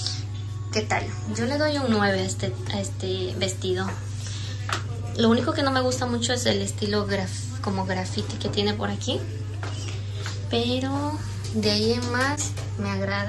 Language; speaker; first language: Spanish; native; Spanish